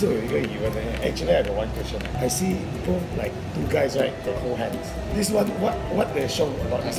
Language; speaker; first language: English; non-native, local second language; Chinese